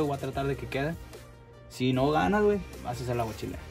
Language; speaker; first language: Spanish; native; Spanish